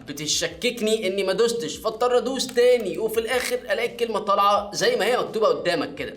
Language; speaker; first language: Arabic; native; Arabic